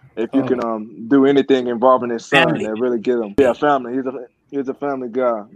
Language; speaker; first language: English; native; English